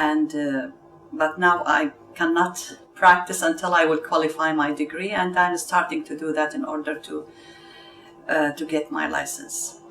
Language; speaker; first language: English; non-native, fluent; Arabic